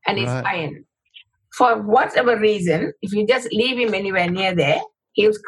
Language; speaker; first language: English; non-native, local second language; Tamil